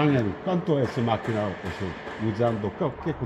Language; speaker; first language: Portuguese; non-native, learner; Korean